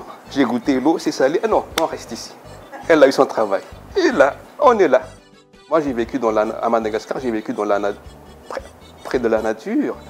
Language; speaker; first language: French; non-native, local second language; Malagasy